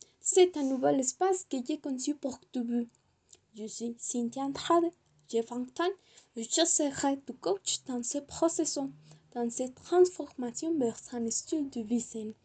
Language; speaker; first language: French; non-native, learner; Spanish